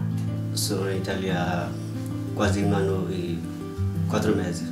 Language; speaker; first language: Italian; non-native, learner; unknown